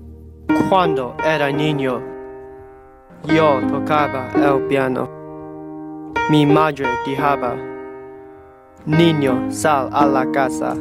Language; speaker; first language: Spanish; non-native, learner; English